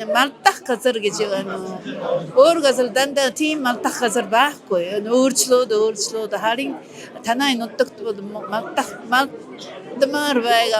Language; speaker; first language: Mongolian; non-native, fluent; Korean